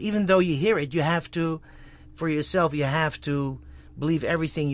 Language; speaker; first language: English; non-native, fluent; Dutch